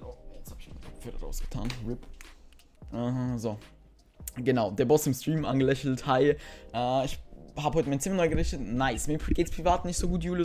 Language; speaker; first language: German; native; German